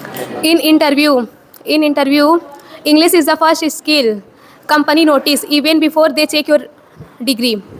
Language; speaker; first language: English; non-native, learner; Hindi